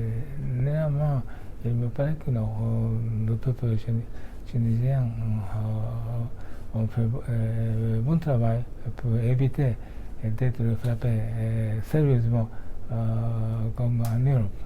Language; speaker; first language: French; non-native, fluent; Japanese